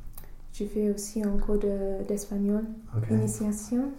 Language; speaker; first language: French; non-native, fluent; English